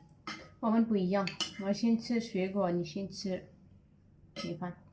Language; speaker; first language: Chinese; non-native, fluent; Urdu